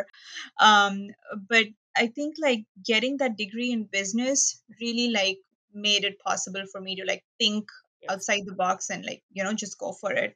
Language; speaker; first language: English; non-native, local second language; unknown